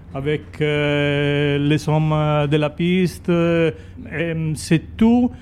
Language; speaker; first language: French; non-native, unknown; Italian